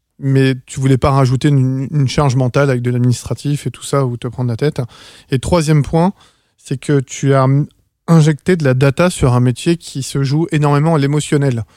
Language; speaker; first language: French; native; French